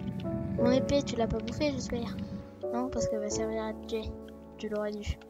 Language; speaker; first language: French; native; French